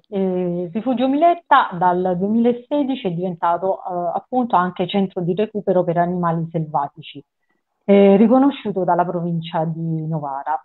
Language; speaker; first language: Italian; native; Italian